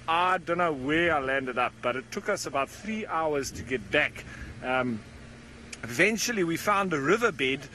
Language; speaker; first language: English; native; English